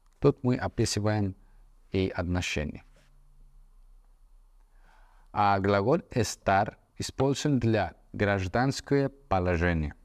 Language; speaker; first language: Russian; non-native, fluent; Spanish